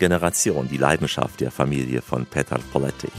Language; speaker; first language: German; native; German